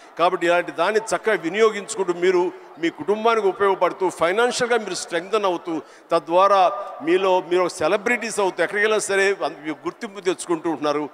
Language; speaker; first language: Telugu; native; Telugu